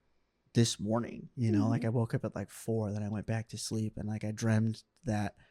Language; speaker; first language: English; native; English